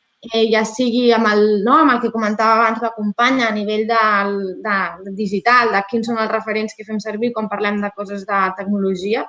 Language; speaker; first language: Catalan; native; Catalan